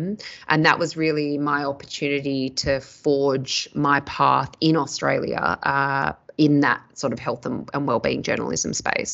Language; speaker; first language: English; native; English